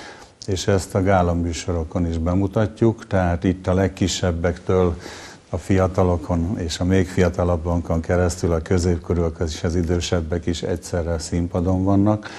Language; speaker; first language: Hungarian; native; Hungarian